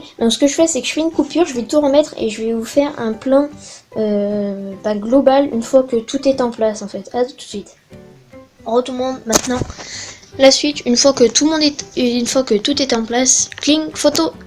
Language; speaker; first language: French; native; French